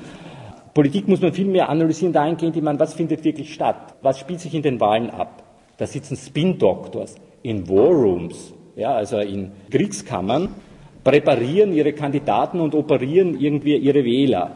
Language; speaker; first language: German; native; German